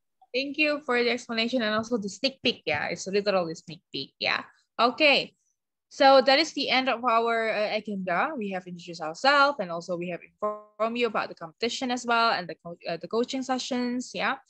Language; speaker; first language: English; non-native, fluent; Indonesian